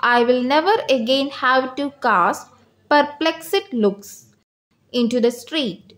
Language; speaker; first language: English; non-native, local second language; Malayalam